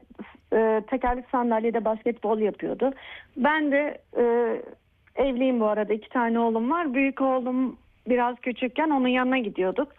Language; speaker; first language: Turkish; native; Turkish